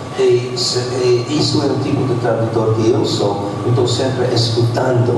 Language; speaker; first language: Portuguese; non-native, fluent; English